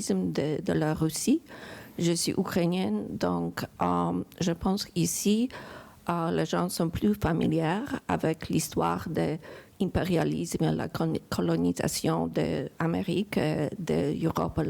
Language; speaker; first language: French; non-native, fluent; Ukrainian